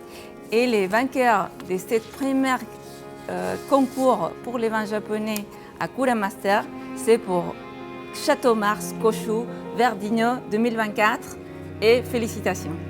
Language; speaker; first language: French; non-native, fluent; Japanese